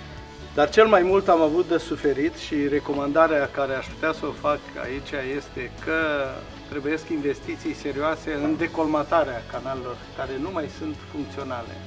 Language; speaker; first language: Romanian; native; Romanian